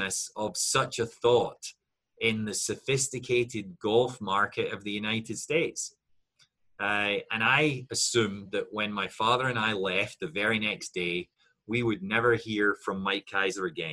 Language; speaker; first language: English; native; English